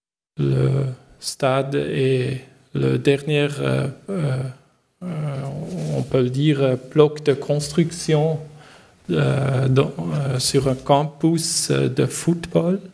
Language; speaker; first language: French; non-native, learner; German